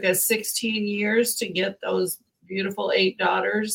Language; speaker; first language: English; native; English